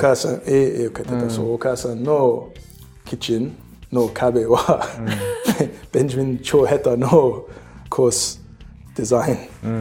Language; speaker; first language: Japanese; non-native, learner; English